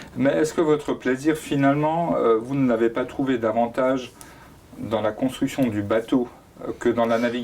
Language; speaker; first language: French; native; French